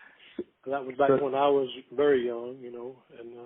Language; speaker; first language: English; native; English